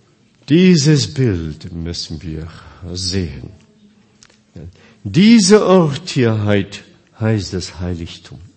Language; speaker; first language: German; non-native, fluent; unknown